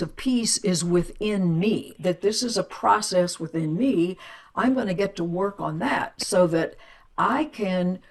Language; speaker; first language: English; native; English